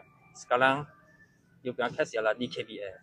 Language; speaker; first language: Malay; non-native, local second language; Chinese